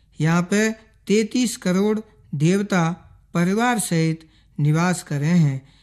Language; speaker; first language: Hindi; native; Hindi